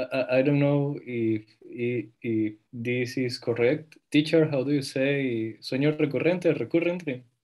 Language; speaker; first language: English; non-native, learner; Spanish